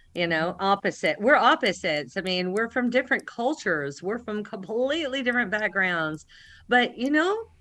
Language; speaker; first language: English; native; English